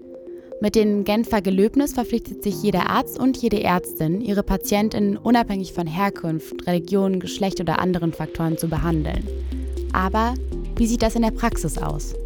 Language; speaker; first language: German; native; German